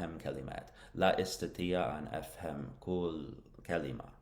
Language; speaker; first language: Arabic; non-native, learner; English